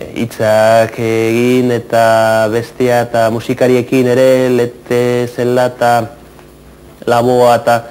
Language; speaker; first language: Basque; non-native, local second language; Spanish